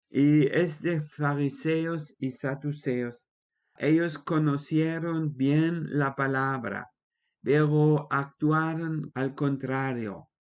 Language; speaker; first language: Spanish; non-native, fluent; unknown